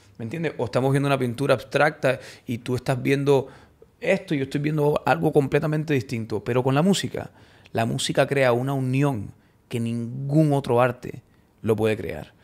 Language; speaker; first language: Spanish; early bilingual, heritage; Spanish